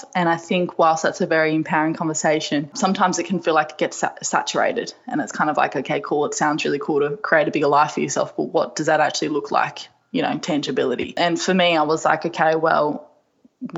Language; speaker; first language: English; native; English